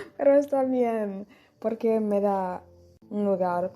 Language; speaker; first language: Spanish; non-native, learner; English